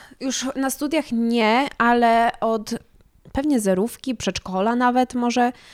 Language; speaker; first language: Polish; early bilingual, heritage; Polish